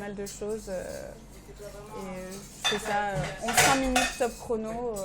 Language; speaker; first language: French; early bilingual, other home language; Persian